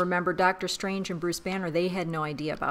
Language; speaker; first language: English; native; English